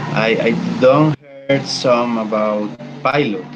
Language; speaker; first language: English; non-native, learner; Spanish